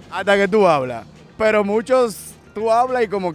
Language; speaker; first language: Spanish; native; Spanish